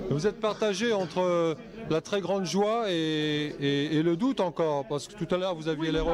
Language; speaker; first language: French; native; French